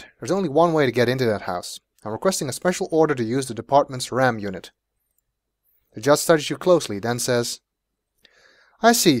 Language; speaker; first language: English; native; English